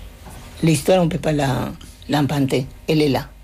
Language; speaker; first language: French; non-native, fluent; Spanish